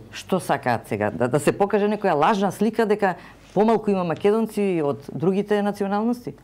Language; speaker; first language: Macedonian; non-native, local second language; Serbian